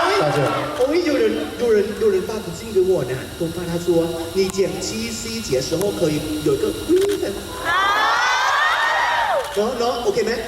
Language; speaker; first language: Chinese; non-native, fluent; Thai